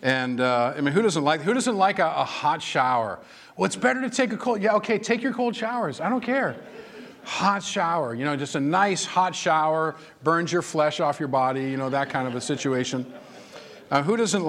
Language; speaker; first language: English; native; English